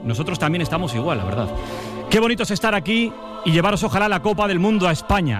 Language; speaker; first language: Spanish; native; Spanish